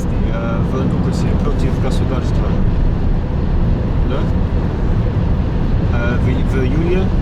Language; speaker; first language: Russian; non-native, learner; English